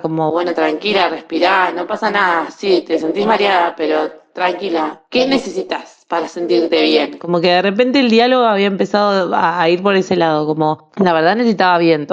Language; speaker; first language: Spanish; native; Spanish